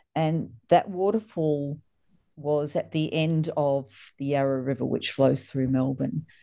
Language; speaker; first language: English; native; English